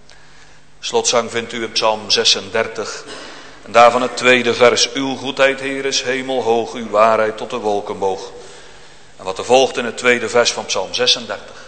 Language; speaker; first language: Dutch; native; Dutch